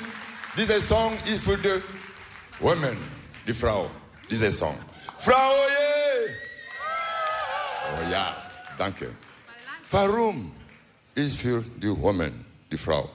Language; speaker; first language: English; non-native, learner; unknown